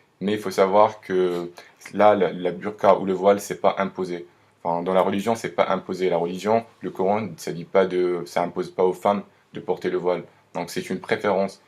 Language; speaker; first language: French; non-native, local second language; Arabic